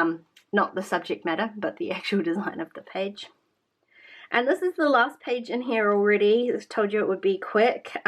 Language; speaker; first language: English; native; English